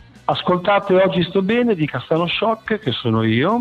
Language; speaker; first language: Italian; native; Italian